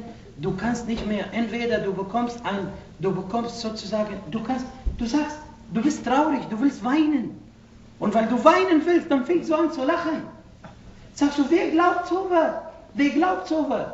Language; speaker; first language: German; non-native, fluent; Arabic